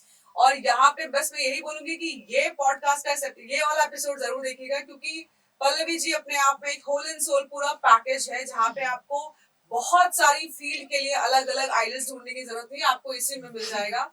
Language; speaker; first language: Hindi; native; Hindi